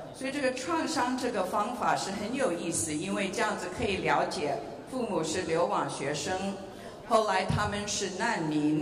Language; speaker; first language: Chinese; early bilingual, heritage; English